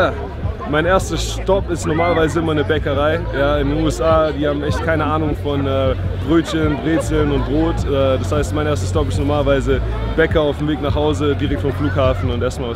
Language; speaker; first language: German; native; German